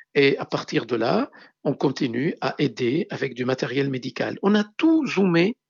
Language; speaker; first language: French; non-native, local second language; Arabic